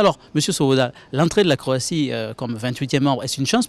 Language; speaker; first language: French; native; French